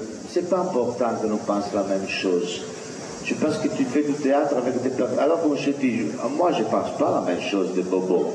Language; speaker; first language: French; non-native, fluent; Italian